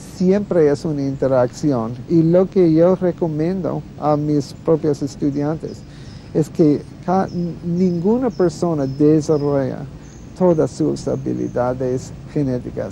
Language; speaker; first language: Spanish; non-native, fluent; English